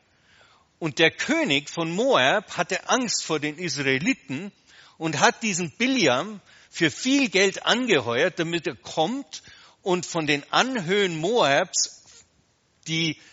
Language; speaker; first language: German; native; German